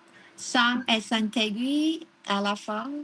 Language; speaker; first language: French; non-native, learner; Vietnamese